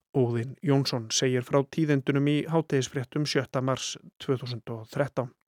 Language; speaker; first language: Icelandic; native; Icelandic